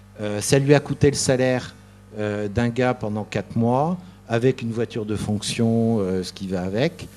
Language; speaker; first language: French; native; French